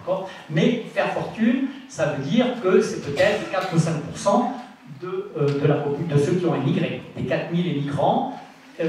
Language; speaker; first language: French; native; French